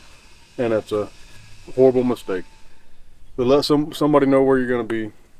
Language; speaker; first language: English; native; English